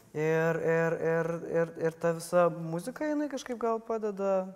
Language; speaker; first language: Lithuanian; native; Lithuanian